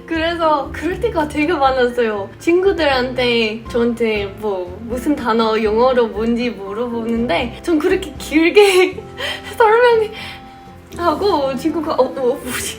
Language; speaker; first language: Korean; non-native, fluent; English